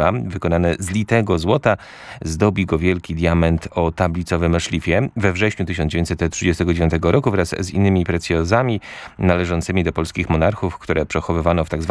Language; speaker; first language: Polish; native; Polish